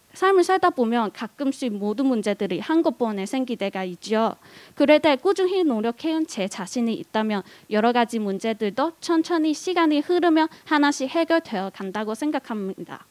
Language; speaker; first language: Korean; non-native, fluent; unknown